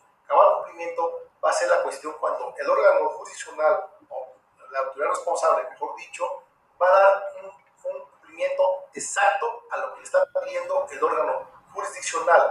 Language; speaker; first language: Spanish; native; Spanish